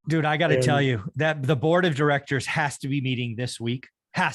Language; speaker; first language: English; native; English